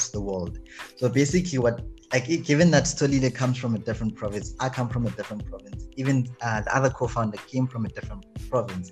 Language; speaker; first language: English; non-native, local second language; Zulu